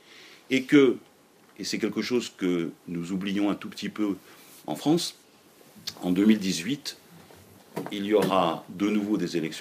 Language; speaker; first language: French; native; French